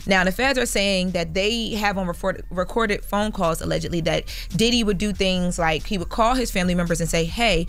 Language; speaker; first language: English; native; English